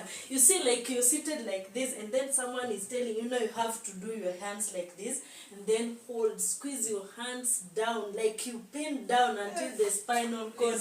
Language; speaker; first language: English; non-native, local second language; Swahili